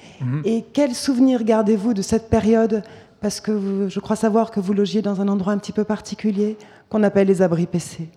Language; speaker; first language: French; native; French